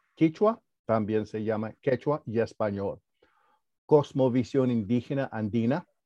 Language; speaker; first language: Spanish; early bilingual, heritage; Spanish